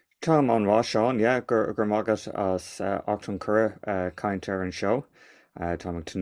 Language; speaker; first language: Irish; non-native, local second language; English